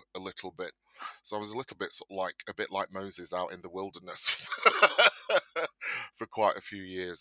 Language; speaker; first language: English; native; English